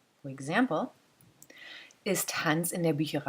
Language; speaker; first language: German; non-native, fluent; English